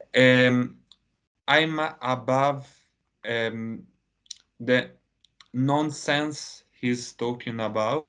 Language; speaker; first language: English; non-native, fluent; Italian